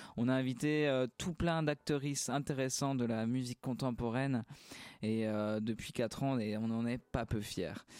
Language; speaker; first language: French; native; French